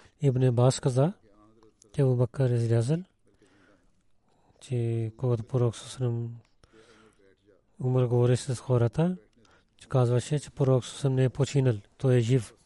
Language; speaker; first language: Bulgarian; non-native, learner; Urdu